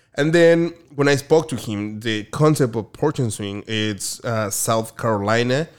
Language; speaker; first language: English; non-native, fluent; Spanish